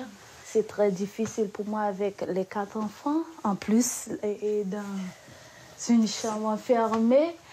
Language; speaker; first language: French; non-native, local second language; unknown